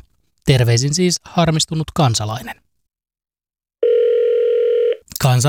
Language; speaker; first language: Finnish; native; Finnish